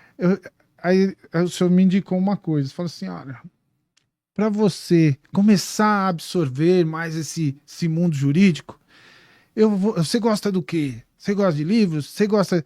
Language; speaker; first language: Portuguese; native; Portuguese